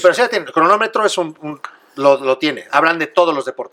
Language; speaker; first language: Spanish; native; Spanish